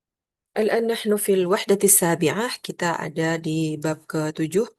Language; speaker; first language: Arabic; non-native, fluent; Indonesian